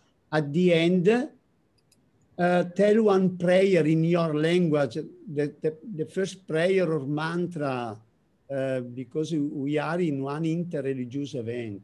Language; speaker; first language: English; non-native, learner; Italian